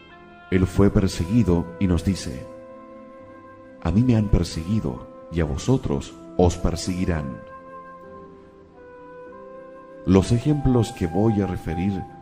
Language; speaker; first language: Spanish; native; Spanish